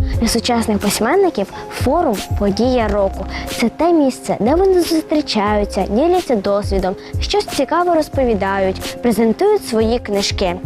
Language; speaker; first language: Ukrainian; native; Ukrainian